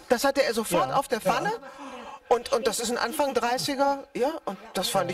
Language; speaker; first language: German; native; German